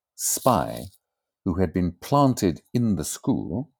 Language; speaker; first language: English; native; English